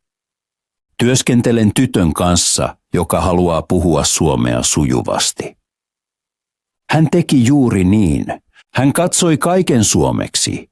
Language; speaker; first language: Finnish; non-native, fluent; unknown